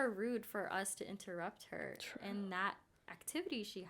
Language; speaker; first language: English; native; English